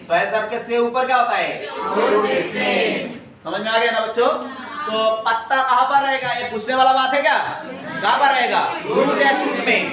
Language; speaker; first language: Hindi; non-native, local second language; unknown